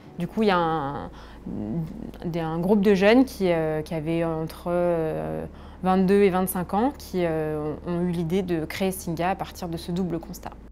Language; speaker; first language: French; native; French